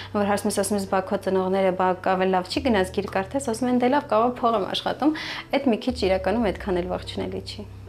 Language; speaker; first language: Armenian; native; Armenian